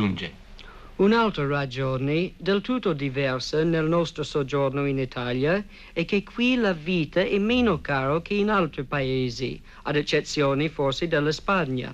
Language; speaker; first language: Italian; non-native, fluent; English